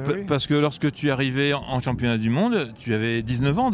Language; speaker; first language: French; native; French